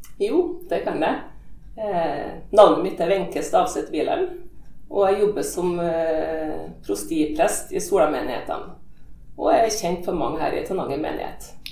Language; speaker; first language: Norwegian; native; Norwegian